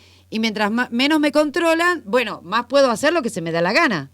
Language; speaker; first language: Spanish; native; Spanish